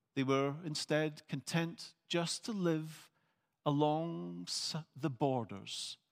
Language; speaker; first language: English; native; English